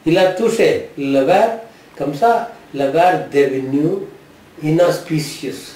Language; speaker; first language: French; non-native, learner; Tamil